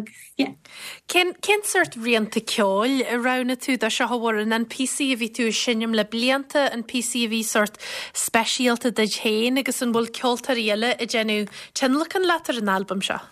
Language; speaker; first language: Irish; native; Irish